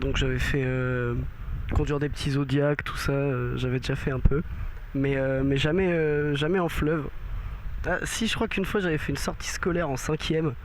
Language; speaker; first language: French; native; French